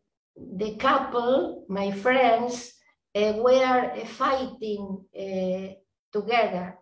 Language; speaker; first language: English; non-native, learner; Spanish